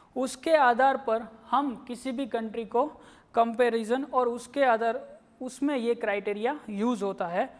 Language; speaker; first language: Hindi; non-native, local second language; Gujarati